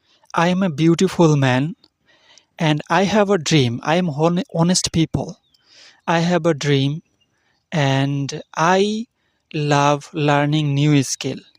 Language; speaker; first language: English; non-native, learner; Bangla